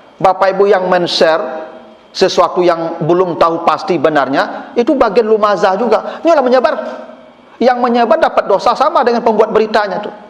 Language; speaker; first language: Malay; non-native, local second language; Minangkabau